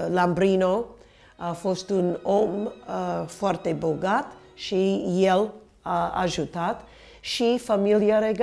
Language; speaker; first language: Romanian; early bilingual, heritage; Romanian